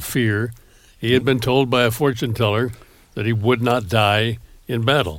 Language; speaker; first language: English; native; English